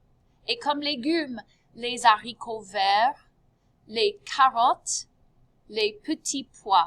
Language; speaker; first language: French; non-native, fluent; English